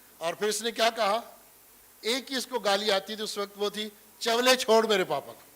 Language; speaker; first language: Urdu; non-native, local second language; Punjabi